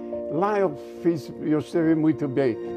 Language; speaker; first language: Portuguese; non-native, fluent; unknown